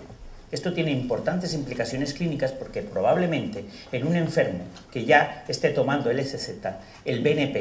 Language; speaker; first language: Spanish; native; Spanish